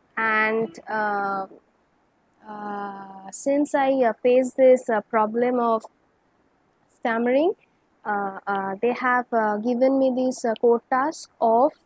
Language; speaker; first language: English; non-native, local second language; Bangla